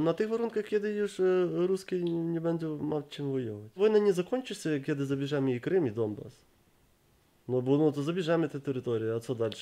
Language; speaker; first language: Polish; non-native, learner; Ukrainian